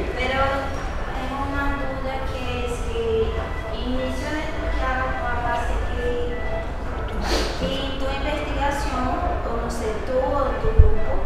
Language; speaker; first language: Spanish; non-native, learner; Portuguese